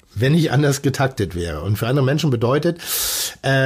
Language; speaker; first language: German; native; German